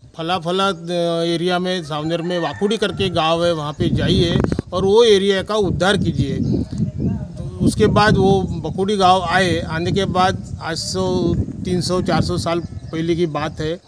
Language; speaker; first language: Hindi; non-native, local second language; Marathi